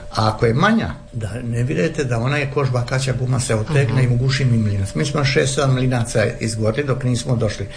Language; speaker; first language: Serbian; native; Serbian